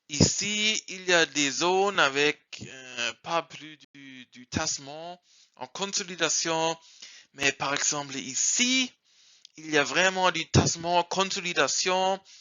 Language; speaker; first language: French; non-native, learner; German